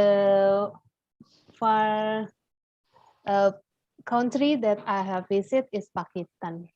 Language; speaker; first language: English; non-native, learner; Indonesian